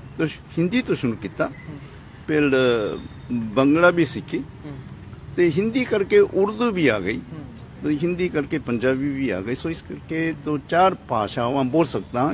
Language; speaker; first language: Punjabi; non-native, fluent; Japanese